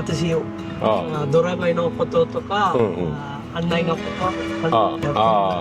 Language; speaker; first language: Japanese; non-native, learner; Sinhala